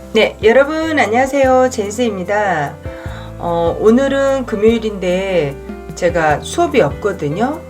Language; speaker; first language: Korean; native; Korean